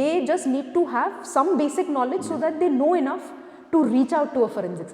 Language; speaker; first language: English; non-native, local second language; Hindi